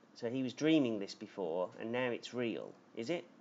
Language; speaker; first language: English; native; English